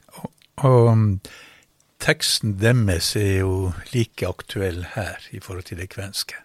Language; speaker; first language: Norwegian; native; Norwegian